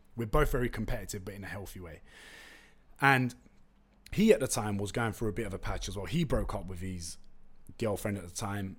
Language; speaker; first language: English; non-native, local second language; Turkish